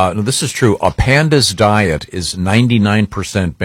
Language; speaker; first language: English; native; English